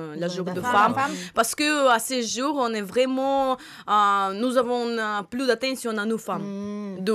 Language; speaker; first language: French; non-native, learner; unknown